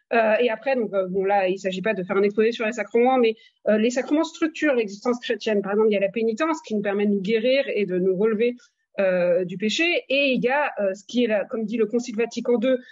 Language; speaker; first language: French; native; French